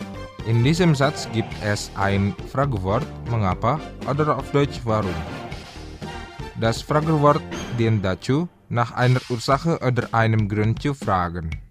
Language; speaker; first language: German; non-native, fluent; Indonesian